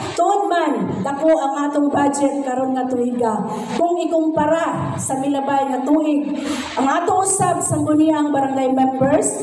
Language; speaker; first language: Cebuano; native; Cebuano